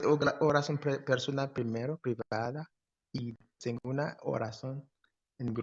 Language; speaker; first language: Spanish; non-native, fluent; English